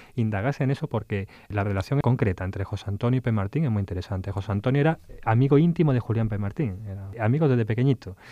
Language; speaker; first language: Spanish; native; Spanish